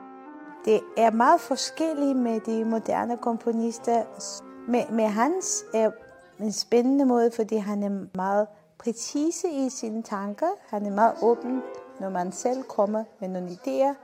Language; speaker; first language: Danish; non-native, fluent; Armenian